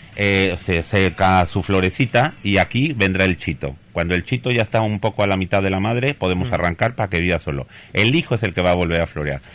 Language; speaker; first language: Spanish; native; Spanish